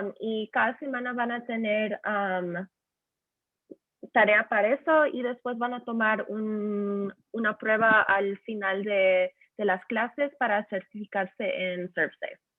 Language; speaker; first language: Spanish; early bilingual, heritage; Spanish